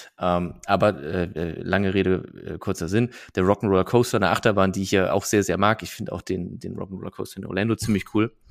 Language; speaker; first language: German; native; German